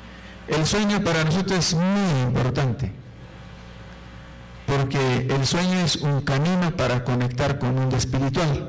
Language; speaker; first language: Spanish; non-native, local second language; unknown